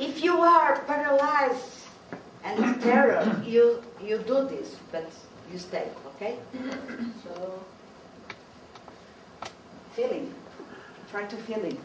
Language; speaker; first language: English; non-native, learner; Portuguese